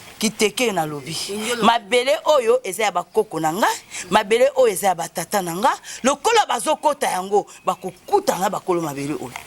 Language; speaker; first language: Lingala; non-native, local second language; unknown